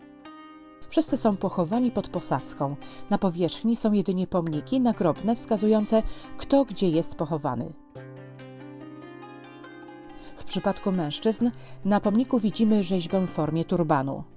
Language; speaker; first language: Polish; native; Polish